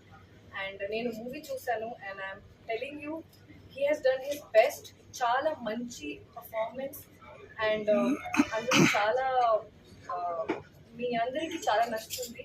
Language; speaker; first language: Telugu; non-native, local second language; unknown